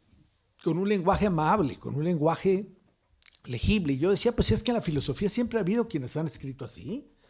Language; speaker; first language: Spanish; native; Spanish